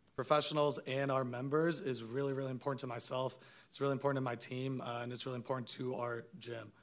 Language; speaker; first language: English; non-native, fluent; Hebrew